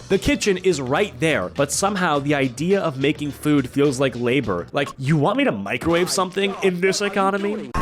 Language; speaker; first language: English; native; English